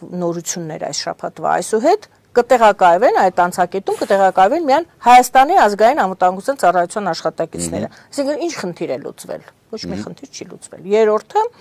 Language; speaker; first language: Armenian; native; Armenian